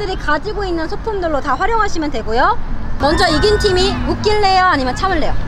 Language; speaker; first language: Korean; native; Korean